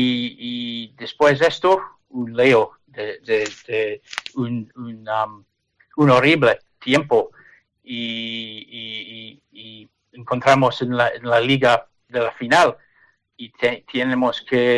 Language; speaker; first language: Spanish; non-native, learner; English